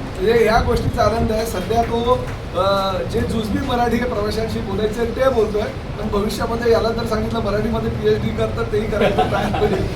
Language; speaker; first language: Marathi; native; Marathi